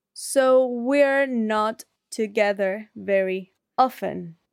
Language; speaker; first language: English; non-native, fluent; Spanish